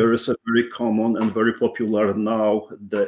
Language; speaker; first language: English; non-native, fluent; Polish